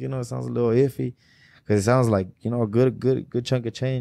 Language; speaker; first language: English; early bilingual, other home language; Spanish